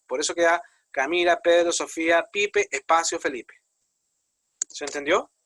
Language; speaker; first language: Spanish; native; Spanish